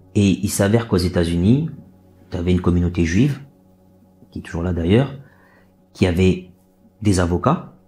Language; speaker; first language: French; native; French